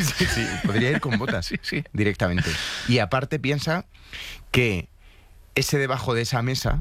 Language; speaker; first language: Spanish; native; Spanish